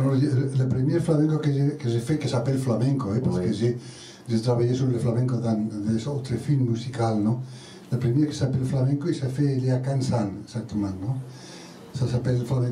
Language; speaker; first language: French; non-native, learner; Spanish